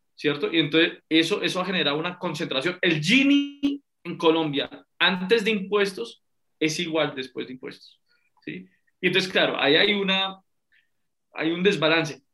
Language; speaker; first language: Spanish; native; Spanish